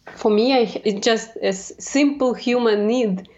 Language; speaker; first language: English; non-native, fluent; Ukrainian